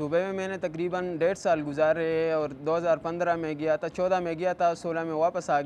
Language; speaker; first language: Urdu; non-native, local second language; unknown